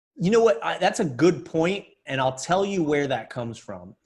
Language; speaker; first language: English; native; English